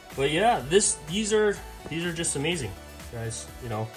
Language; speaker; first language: English; native; English